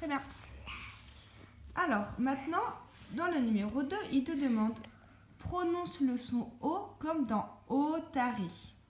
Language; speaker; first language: French; native; French